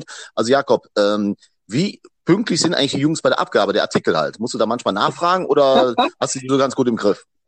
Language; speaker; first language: German; native; German